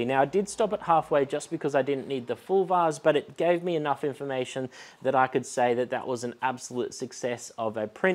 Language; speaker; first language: English; native; English